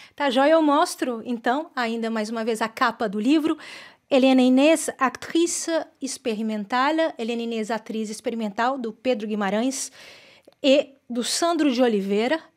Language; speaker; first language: Portuguese; native; Portuguese